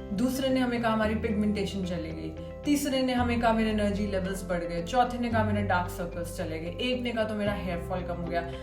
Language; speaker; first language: Hindi; native; Hindi